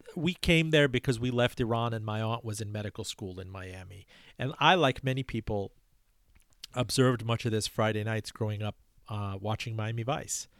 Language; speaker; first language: English; early bilingual, other home language; Persian